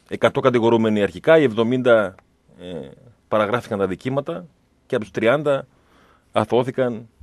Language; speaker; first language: Greek; native; Greek